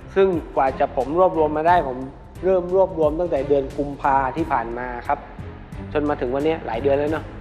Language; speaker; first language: Thai; native; Thai